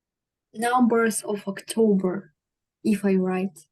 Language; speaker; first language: English; non-native, learner; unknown